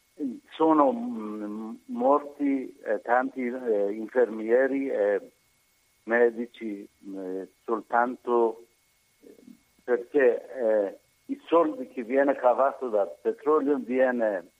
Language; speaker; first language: Italian; non-native, learner; Persian